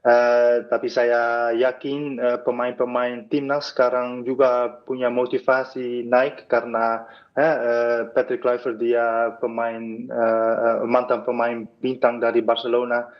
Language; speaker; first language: Indonesian; non-native, fluent; Dutch